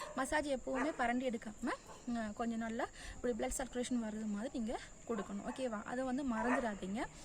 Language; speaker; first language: Tamil; non-native, local second language; Malayalam